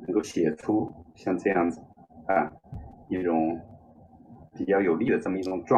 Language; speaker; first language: Chinese; native; Chinese